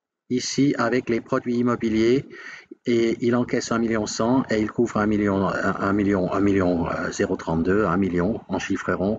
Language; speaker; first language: French; native; French